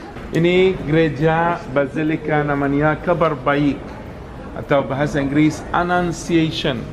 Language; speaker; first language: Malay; non-native, learner; Arabic